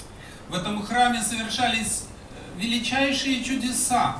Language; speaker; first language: Polish; non-native, learner; Russian